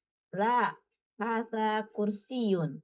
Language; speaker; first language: Arabic; non-native, learner; Indonesian